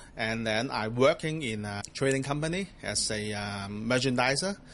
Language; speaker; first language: English; non-native, local second language; Cantonese